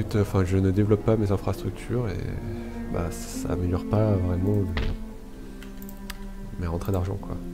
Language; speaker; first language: French; native; French